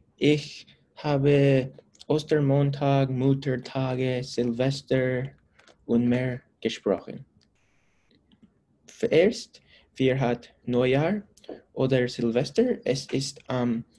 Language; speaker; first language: German; non-native, learner; English